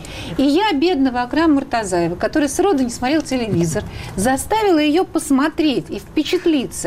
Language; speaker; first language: Russian; native; Russian